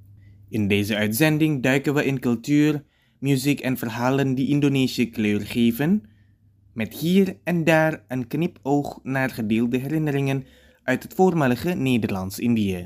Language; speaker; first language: Dutch; non-native, fluent; Indonesian